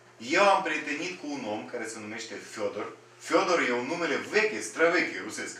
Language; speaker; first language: Romanian; non-native, fluent; Russian